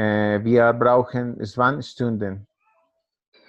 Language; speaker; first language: German; non-native, learner; Spanish